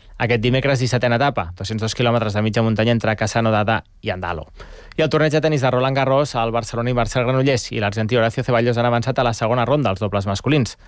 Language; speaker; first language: Catalan; native; Catalan